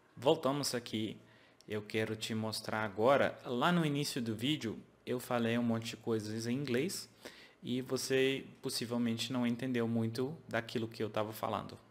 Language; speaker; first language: Portuguese; non-native, fluent; English